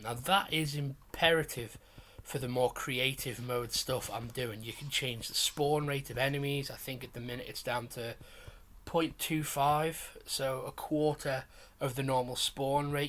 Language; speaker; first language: English; native; English